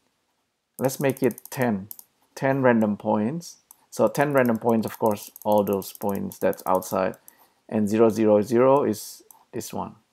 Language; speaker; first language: English; non-native, fluent; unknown